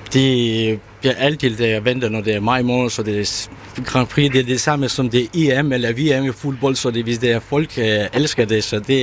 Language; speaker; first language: Danish; non-native, learner; Ukrainian